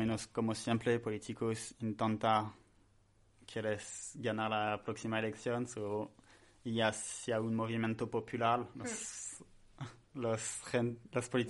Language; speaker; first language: Spanish; non-native, learner; French